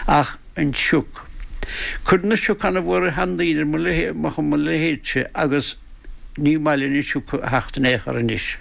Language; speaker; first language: Irish; native; Irish